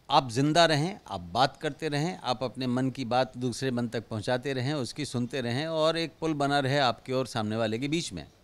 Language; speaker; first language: Hindi; native; Hindi